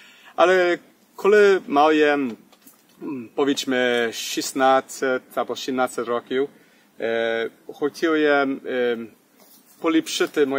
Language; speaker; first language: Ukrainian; early bilingual, heritage; English